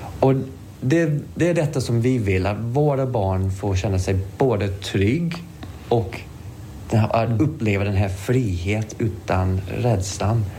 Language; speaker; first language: Swedish; non-native, fluent; English